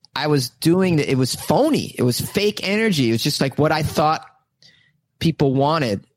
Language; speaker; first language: English; native; English